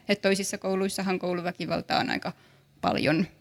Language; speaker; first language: Finnish; native; Finnish